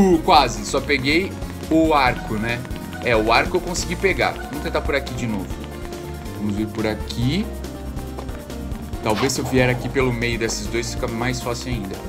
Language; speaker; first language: Portuguese; native; Portuguese